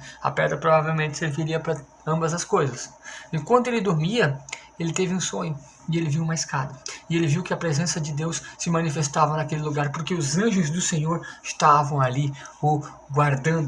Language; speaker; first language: Portuguese; native; Portuguese